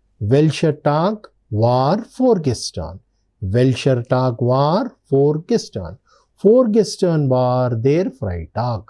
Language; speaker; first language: German; non-native, fluent; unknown